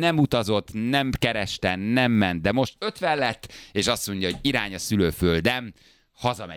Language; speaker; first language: Hungarian; native; Hungarian